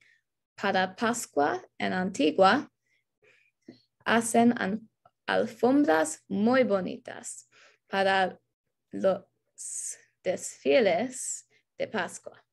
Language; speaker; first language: Spanish; non-native, learner; English